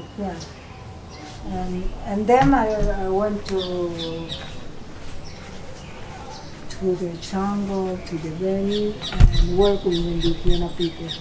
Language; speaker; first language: English; non-native, learner; Spanish